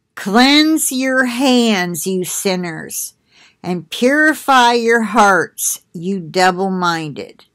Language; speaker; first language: English; native; English